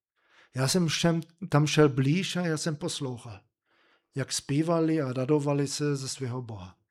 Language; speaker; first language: Czech; non-native, fluent; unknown